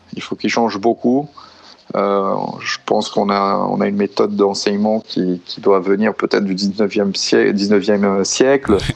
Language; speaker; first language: French; non-native, fluent; Portuguese